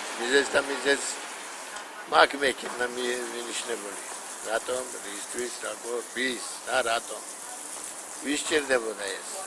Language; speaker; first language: Georgian; non-native, local second language; Svan